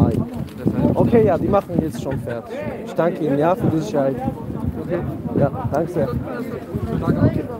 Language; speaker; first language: German; non-native, fluent; Tajik